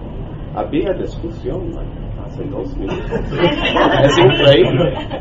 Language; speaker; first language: Spanish; non-native, learner; English